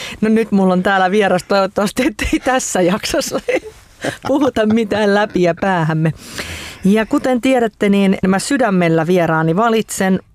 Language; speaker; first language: Finnish; native; Finnish